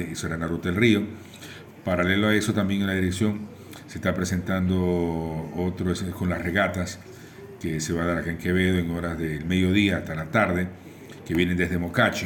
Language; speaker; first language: Spanish; native; Spanish